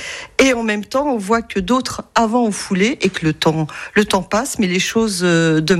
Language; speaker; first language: French; native; French